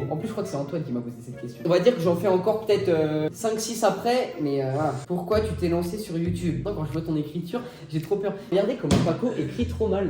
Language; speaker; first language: French; native; French